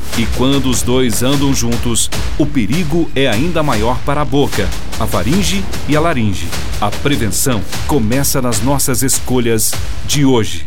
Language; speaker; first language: Portuguese; native; Portuguese